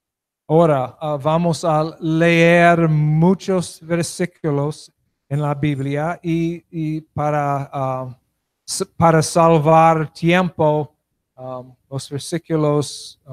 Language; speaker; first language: Spanish; non-native, learner; English